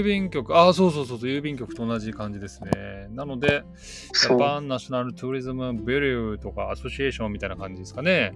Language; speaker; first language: Japanese; native; Japanese